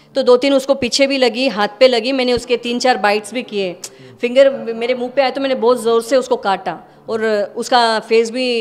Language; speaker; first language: Hindi; native; Hindi